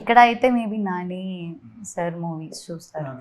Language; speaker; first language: Telugu; non-native, learner; Malayalam